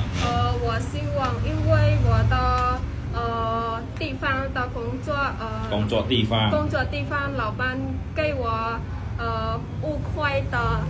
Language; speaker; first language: Chinese; non-native, learner; Khmer